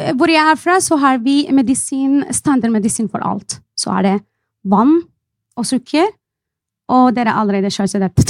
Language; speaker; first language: Norwegian; non-native, fluent; Arabic